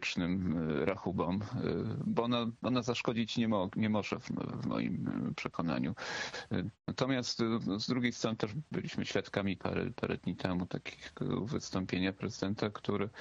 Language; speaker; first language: Polish; native; Polish